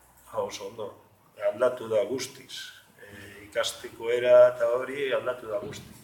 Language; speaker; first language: Basque; non-native, local second language; Spanish